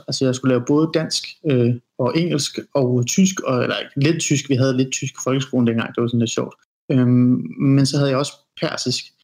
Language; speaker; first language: Danish; early bilingual, other home language; Persian